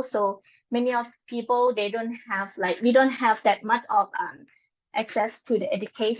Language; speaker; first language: English; non-native, learner; Lao